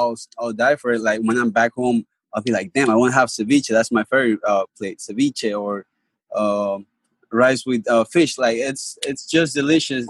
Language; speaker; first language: English; non-native, fluent; Spanish